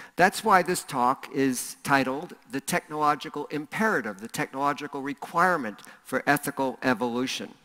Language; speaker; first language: English; native; English